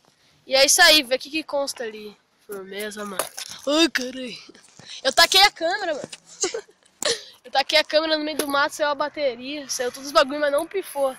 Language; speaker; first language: Portuguese; native; Portuguese